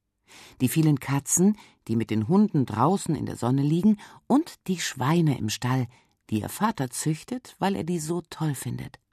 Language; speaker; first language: German; native; German